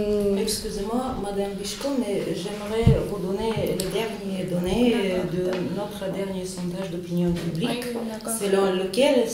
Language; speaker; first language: French; non-native, fluent; Spanish